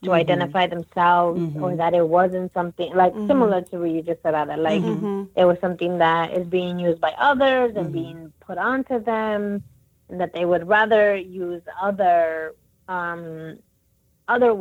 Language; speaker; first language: English; native; English